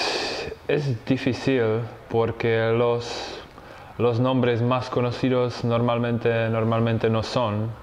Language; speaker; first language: Spanish; non-native, fluent; Czech